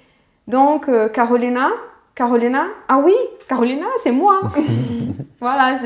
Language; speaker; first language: French; non-native, fluent; Portuguese